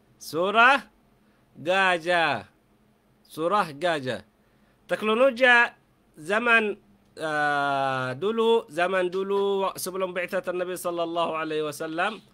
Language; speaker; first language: Malay; non-native, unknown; Arabic